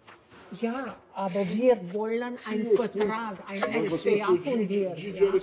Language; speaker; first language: German; non-native, fluent; Romanian